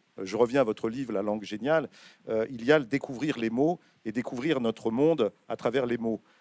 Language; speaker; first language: French; native; French